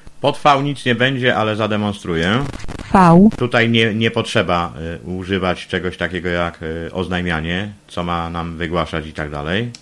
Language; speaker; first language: Polish; native; Polish